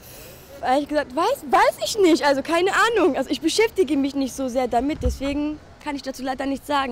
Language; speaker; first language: German; early bilingual, other home language; Turkish